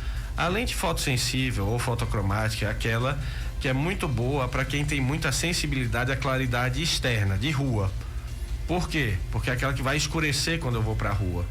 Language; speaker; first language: Portuguese; native; Portuguese